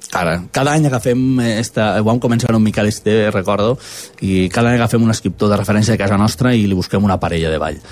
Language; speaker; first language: Catalan; native; Catalan